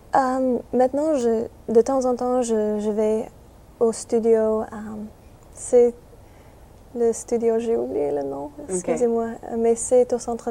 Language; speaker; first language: French; non-native, fluent; English